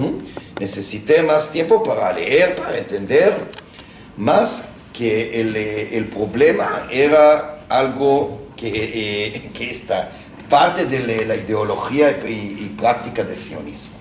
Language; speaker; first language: Spanish; non-native, fluent; Hebrew